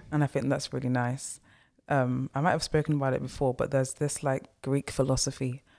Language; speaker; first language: English; native; English